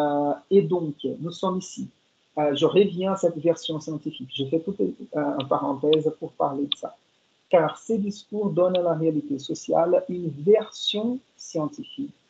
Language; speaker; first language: French; non-native, fluent; Portuguese